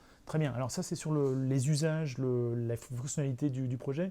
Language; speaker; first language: French; native; French